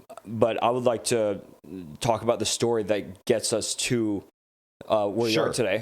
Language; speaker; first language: English; native; English